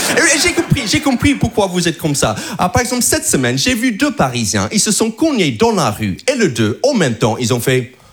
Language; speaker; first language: French; non-native, fluent; English